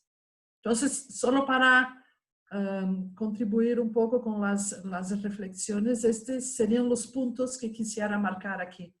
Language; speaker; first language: Spanish; non-native, fluent; Portuguese